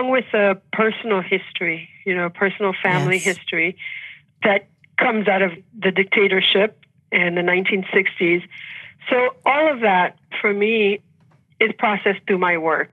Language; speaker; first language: English; early bilingual, other home language; Haitian Creole